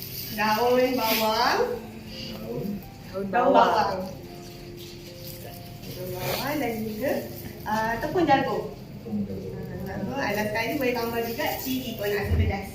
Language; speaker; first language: Malay; native; Malay